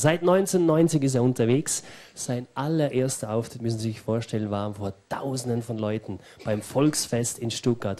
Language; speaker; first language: German; native; German